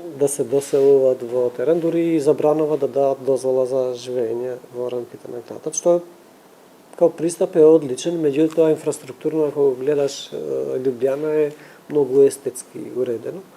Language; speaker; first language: Macedonian; non-native, local second language; Albanian